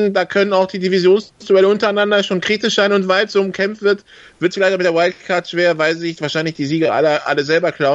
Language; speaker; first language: German; native; German